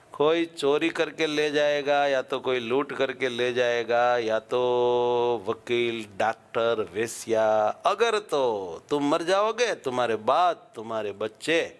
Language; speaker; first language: Hindi; non-native, local second language; Gujarati